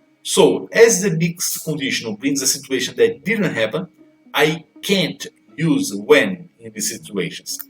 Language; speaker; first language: English; non-native, fluent; Portuguese